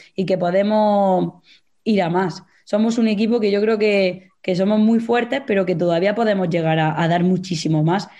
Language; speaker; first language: Spanish; native; Spanish